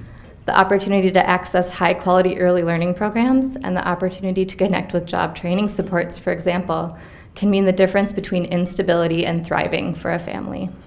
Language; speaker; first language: English; native; English